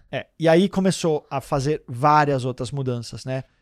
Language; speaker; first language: Portuguese; early bilingual, heritage; Danish